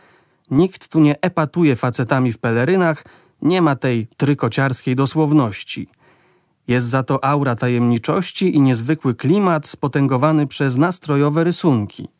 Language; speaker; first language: Polish; native; Polish